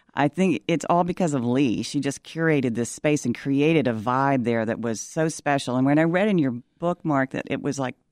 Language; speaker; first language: English; native; English